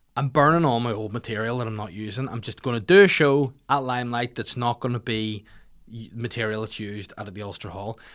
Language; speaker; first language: English; native; English